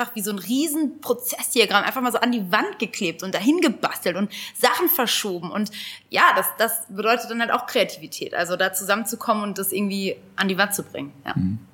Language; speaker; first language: German; native; German